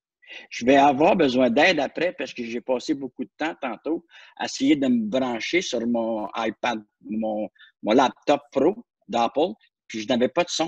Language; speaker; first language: French; native; French